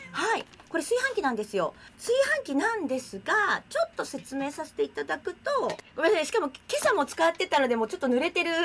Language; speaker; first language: Japanese; native; Japanese